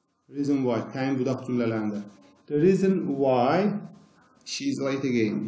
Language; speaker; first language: English; non-native, fluent; Azerbaijani